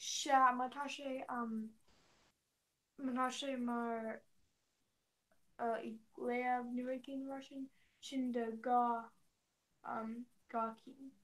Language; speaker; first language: Irish; non-native, learner; English